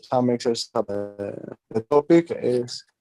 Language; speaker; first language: English; non-native, learner; Spanish